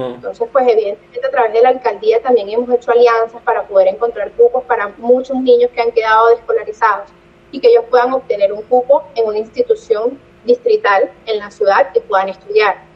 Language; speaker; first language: Spanish; native; Spanish